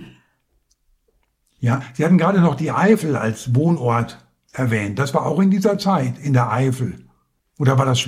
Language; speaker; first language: German; native; German